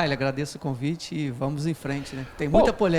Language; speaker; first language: Portuguese; native; Portuguese